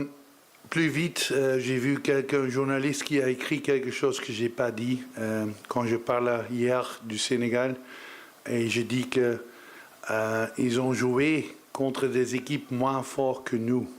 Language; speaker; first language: French; non-native, learner; Dutch